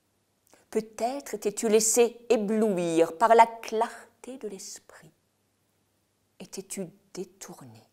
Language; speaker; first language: French; native; French